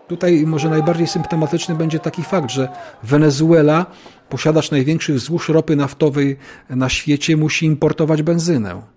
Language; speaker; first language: Polish; native; Polish